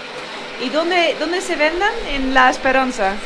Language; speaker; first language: Spanish; non-native, learner; Dutch